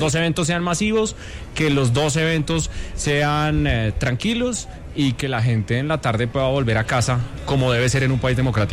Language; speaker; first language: Spanish; native; Spanish